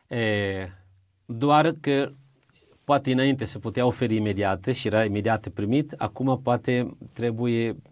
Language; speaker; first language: Romanian; non-native, fluent; Italian